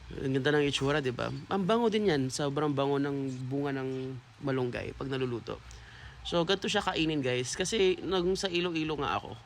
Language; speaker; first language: Filipino; non-native, local second language; Pampanga